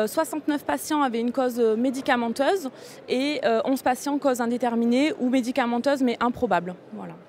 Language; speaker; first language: French; native; French